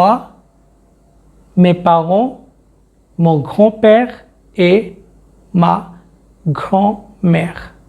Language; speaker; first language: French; non-native, fluent; Hindi